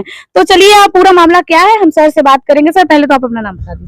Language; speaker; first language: Hindi; native; Hindi